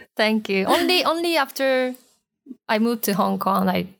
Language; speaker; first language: English; non-native, fluent; Japanese